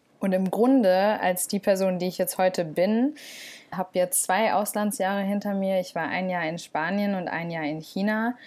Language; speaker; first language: German; early bilingual, other home language; Turkish